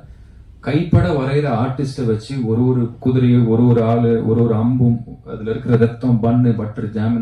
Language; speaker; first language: Tamil; native; Tamil